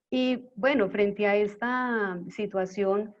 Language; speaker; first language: Spanish; native; Spanish